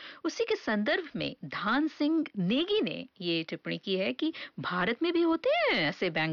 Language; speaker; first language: Hindi; native; Hindi